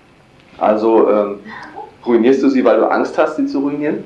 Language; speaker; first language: German; native; German